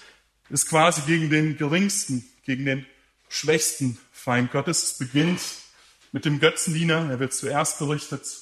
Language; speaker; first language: German; native; German